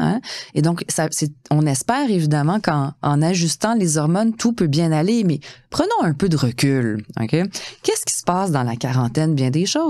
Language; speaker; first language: French; native; French